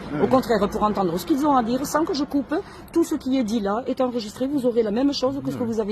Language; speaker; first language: French; native; French